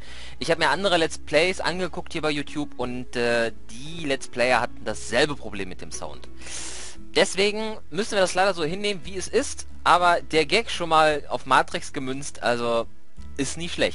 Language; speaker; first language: German; native; German